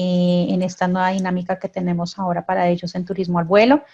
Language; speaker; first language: Spanish; native; Spanish